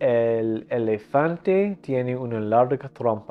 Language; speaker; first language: Spanish; non-native, learner; English